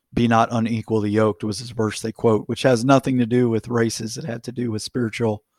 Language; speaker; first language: English; native; English